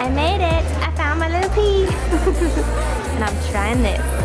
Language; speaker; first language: English; native; English